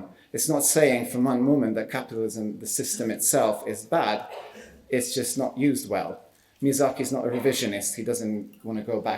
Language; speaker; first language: English; non-native, fluent; Hungarian